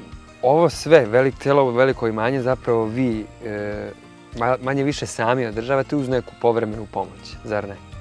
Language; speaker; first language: Bosnian; native; Bosnian